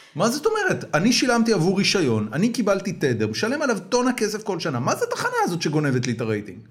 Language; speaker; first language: Hebrew; native; Hebrew